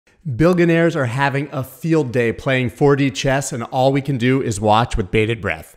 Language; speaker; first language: English; native; English